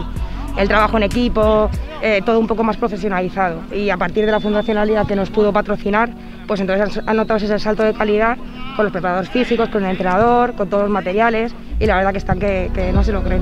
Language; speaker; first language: Spanish; native; Spanish